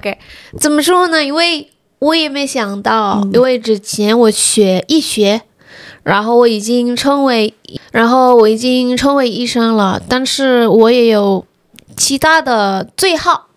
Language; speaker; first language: Chinese; non-native, fluent; Indonesian